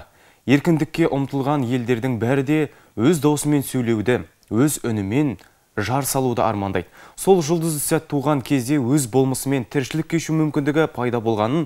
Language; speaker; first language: Kazakh; native; Kazakh